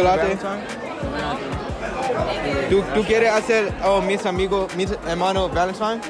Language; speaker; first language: Spanish; non-native, learner; English